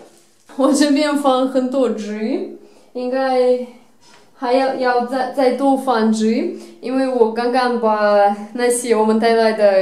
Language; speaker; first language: Chinese; non-native, fluent; Russian